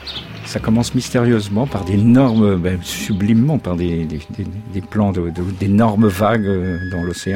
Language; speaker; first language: French; native; French